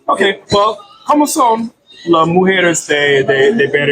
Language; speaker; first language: Spanish; non-native, learner; English